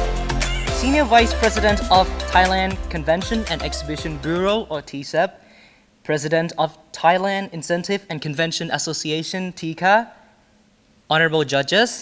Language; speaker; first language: English; non-native, fluent; Thai